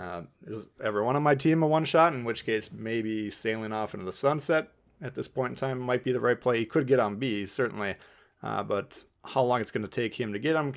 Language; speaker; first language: English; native; English